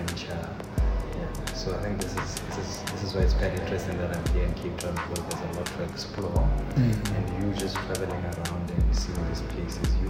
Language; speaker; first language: English; non-native, local second language; Tswana